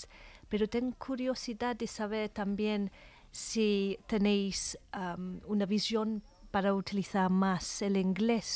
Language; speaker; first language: Spanish; non-native, fluent; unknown